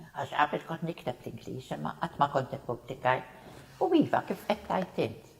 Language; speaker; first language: Maltese; non-native, local second language; English